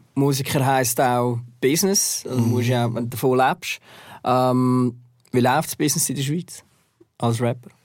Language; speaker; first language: German; native; German